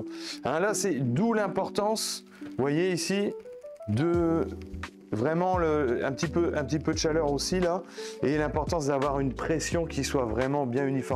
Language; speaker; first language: French; native; French